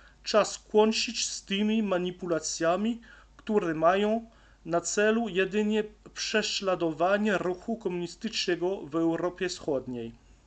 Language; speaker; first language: Polish; non-native, learner; French